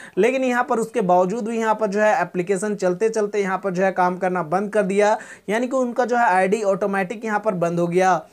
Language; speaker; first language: Hindi; native; Hindi